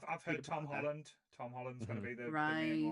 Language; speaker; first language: English; native; English